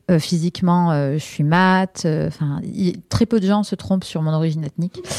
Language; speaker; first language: French; native; French